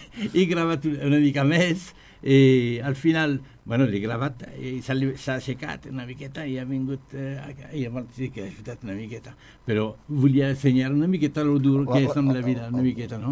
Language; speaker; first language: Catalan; non-native, learner; French